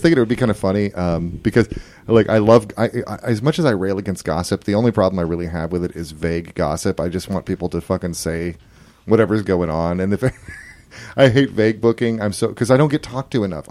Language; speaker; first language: English; native; English